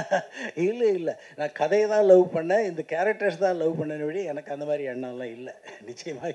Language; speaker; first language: Tamil; native; Tamil